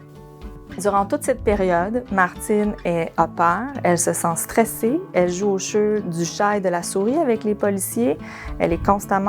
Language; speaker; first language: French; native; French